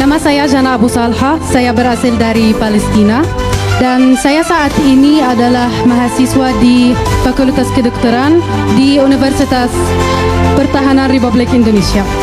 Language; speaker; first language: Indonesian; non-native, fluent; Arabic